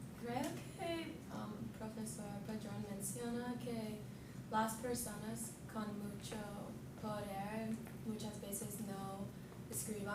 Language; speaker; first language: Spanish; non-native, learner; English